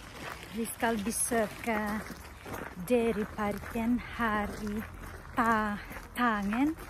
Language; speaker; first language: Norwegian; non-native, learner; Filipino